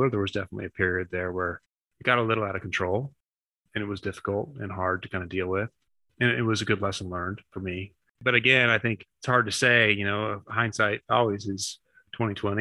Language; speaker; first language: English; native; English